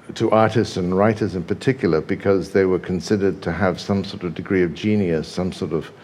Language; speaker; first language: English; native; English